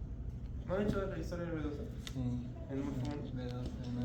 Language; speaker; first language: Spanish; native; Spanish